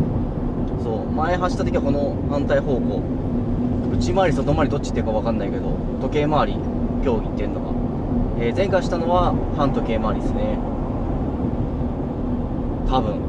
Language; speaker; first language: Japanese; native; Japanese